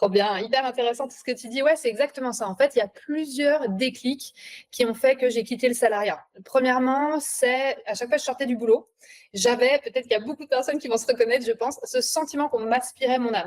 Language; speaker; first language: French; native; French